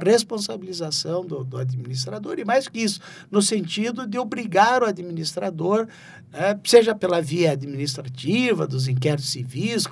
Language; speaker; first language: Portuguese; native; Portuguese